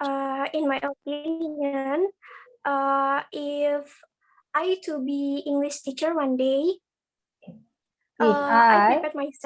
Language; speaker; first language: English; non-native, learner; Indonesian